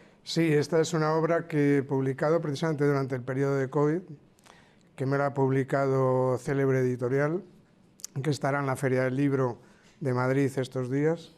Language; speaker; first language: Spanish; native; Spanish